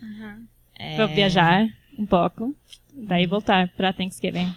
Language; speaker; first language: Portuguese; non-native, fluent; Spanish